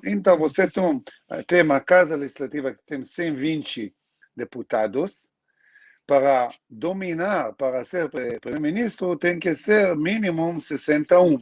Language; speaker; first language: Portuguese; non-native, learner; Hebrew